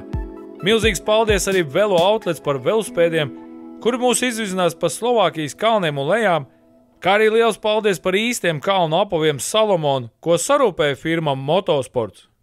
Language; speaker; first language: Latvian; native; Latvian